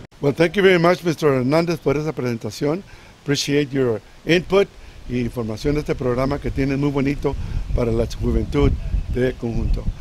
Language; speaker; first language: Spanish; early bilingual, heritage; Spanish